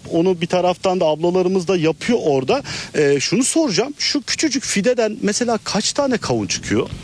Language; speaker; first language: Turkish; native; Turkish